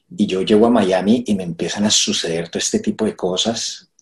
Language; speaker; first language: Spanish; native; Spanish